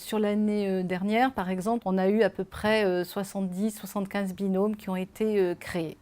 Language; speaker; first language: French; native; French